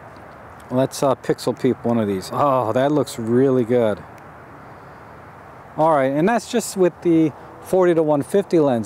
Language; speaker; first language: English; native; English